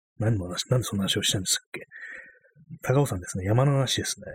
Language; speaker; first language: Japanese; native; Japanese